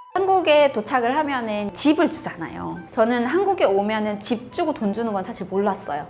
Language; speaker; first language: Korean; native; Korean